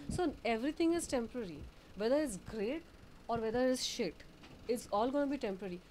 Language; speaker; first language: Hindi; non-native, local second language; Bangla